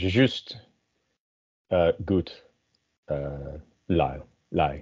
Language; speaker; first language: French; non-native, learner; English